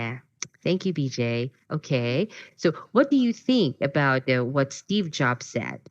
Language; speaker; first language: English; non-native, fluent; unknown